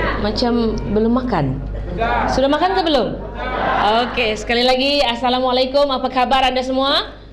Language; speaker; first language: Malay; native; Malay